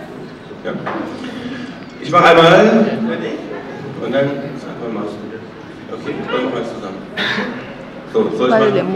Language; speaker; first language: German; non-native, learner; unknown